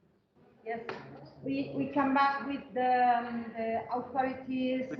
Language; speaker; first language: English; non-native, learner; Spanish